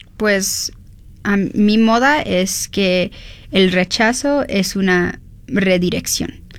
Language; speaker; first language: Spanish; early bilingual, heritage; Spanish